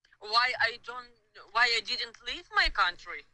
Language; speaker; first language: English; non-native, learner; Ukrainian